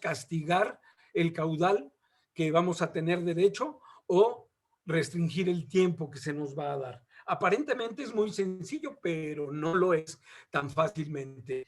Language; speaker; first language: Spanish; native; Spanish